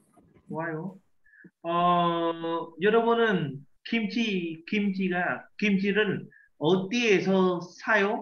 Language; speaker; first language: Korean; non-native, learner; Vietnamese